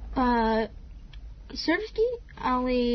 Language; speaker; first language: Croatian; early bilingual, heritage; Croatian